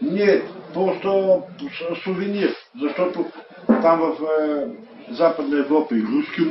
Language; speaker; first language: Russian; non-native, learner; Bulgarian